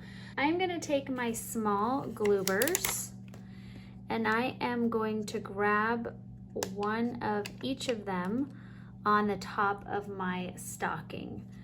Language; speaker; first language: English; native; English